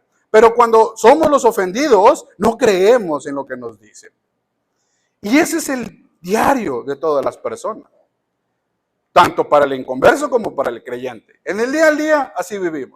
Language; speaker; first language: Spanish; native; Spanish